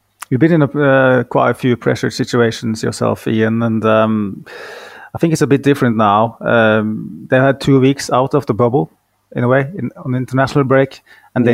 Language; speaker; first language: English; non-native, fluent; Norwegian